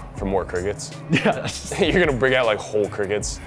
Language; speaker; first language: English; native; English